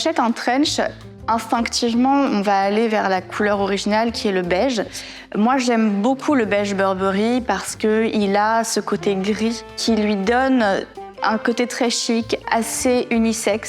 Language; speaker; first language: French; native; French